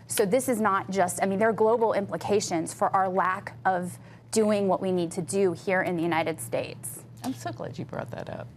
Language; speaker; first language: English; native; English